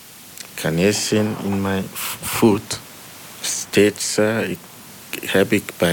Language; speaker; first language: Dutch; non-native, learner; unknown